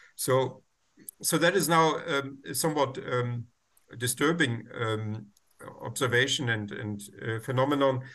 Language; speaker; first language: English; non-native, fluent; German